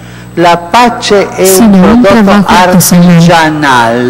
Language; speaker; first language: Italian; early bilingual, heritage; Spanish